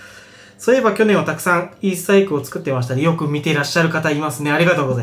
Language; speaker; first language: Japanese; native; Japanese